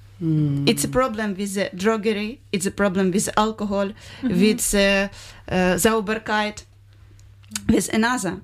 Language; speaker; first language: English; non-native, learner; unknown